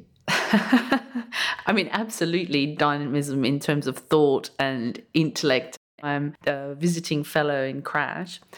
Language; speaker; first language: English; early bilingual, other home language; German